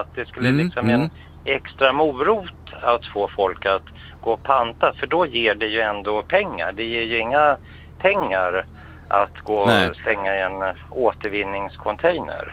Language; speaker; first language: Swedish; native; Swedish